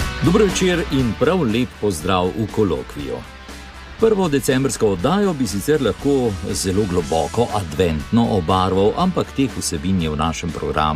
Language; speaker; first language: Slovenian; native; Slovenian